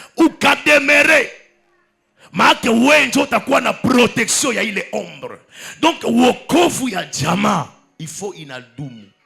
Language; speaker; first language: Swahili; native; Swahili